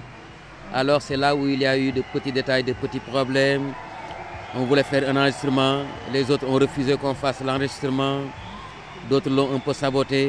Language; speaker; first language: French; non-native, local second language; Wolof